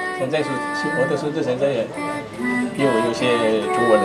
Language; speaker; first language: Chinese; early bilingual, heritage; Chinese